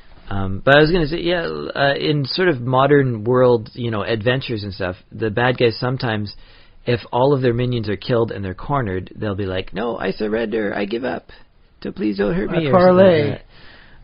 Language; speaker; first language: English; native; English